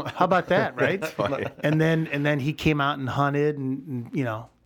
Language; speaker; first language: English; native; English